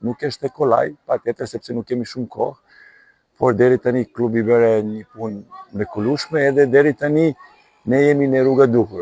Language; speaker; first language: Albanian; non-native, learner; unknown